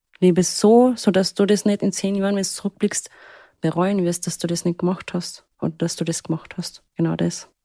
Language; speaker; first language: German; early bilingual, other home language; Turkish